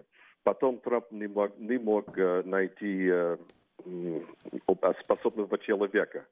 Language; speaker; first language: Russian; non-native, fluent; English